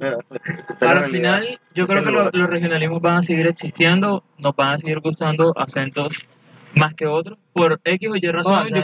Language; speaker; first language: Spanish; native; Spanish